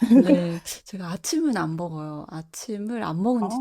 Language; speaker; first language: Korean; native; Korean